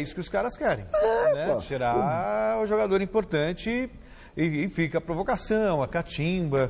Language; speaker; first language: Portuguese; native; Portuguese